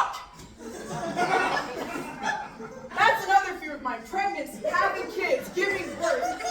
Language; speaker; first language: English; native; English